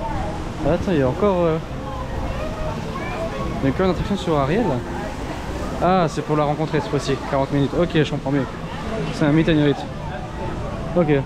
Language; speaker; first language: French; native; French